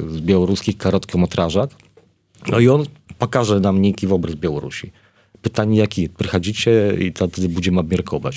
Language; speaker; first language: Polish; non-native, learner; Belarusian